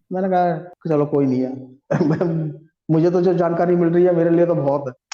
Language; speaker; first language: Hindi; non-native, local second language; Bangla